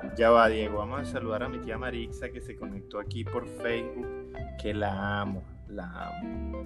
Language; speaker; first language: Spanish; native; Spanish